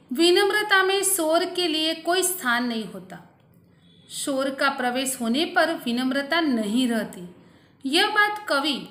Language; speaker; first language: Hindi; non-native, local second language; Gujarati